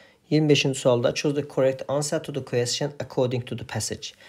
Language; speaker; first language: English; non-native, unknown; Azerbaijani